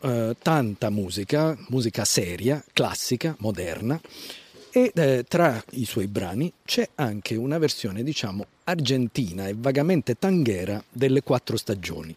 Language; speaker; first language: Italian; native; Italian